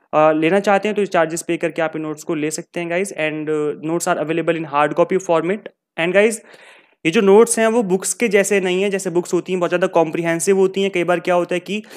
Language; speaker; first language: Hindi; native; Hindi